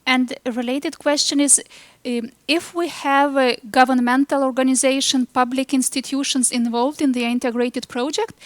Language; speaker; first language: English; non-native, fluent; Lithuanian